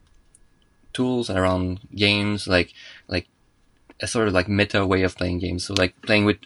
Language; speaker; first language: English; non-native, fluent; French